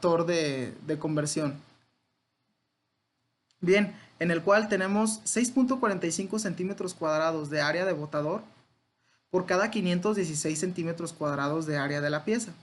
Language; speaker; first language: Spanish; native; Spanish